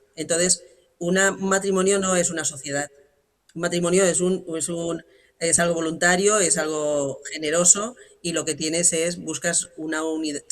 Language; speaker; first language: Spanish; native; Spanish